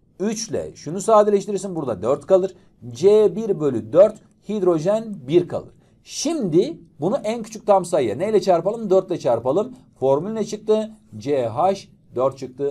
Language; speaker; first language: Turkish; native; Turkish